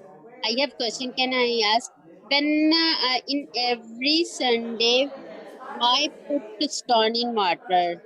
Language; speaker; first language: English; non-native, learner; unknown